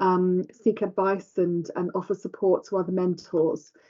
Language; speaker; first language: English; native; English